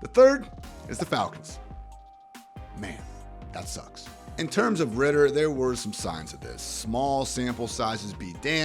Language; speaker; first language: English; native; English